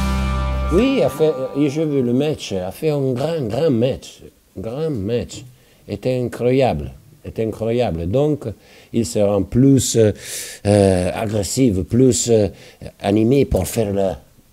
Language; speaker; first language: French; non-native, fluent; Italian